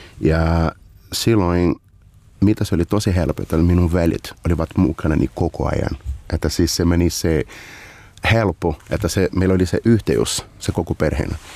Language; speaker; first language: Finnish; non-native, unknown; Portuguese